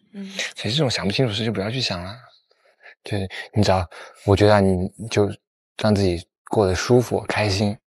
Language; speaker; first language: Chinese; native; Chinese